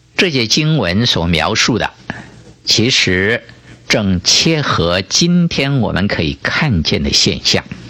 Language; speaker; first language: Chinese; native; Chinese